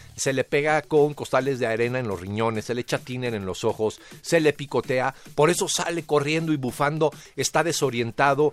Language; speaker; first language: Spanish; native; Spanish